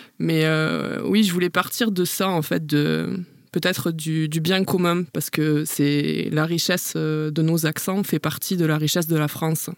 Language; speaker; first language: French; native; French